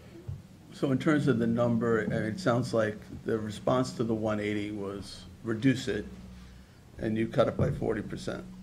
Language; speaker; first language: English; native; English